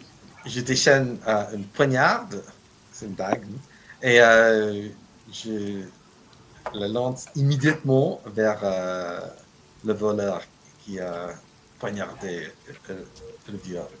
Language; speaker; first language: French; non-native, learner; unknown